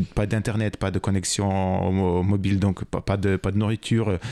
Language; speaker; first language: French; non-native, fluent; Ukrainian